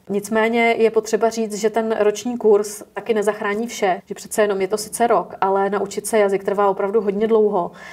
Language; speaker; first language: Czech; native; Czech